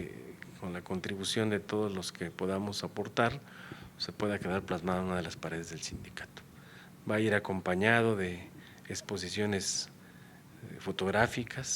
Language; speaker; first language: Spanish; native; Spanish